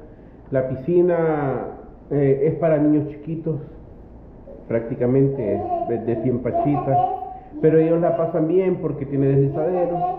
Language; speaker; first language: Spanish; native; Spanish